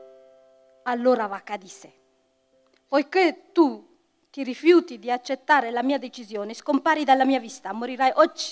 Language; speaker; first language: Italian; non-native, fluent; Tigrinya